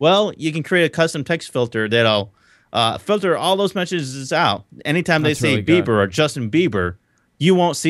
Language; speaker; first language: English; native; English